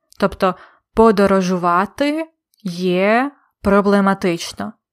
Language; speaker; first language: Ukrainian; native; Ukrainian